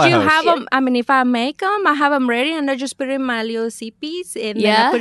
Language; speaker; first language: English; non-native, fluent; Spanish